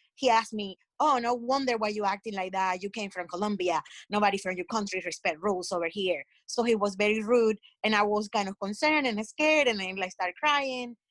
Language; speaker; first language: English; non-native, fluent; Spanish